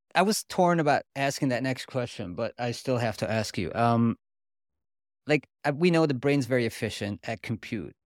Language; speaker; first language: English; non-native, fluent; German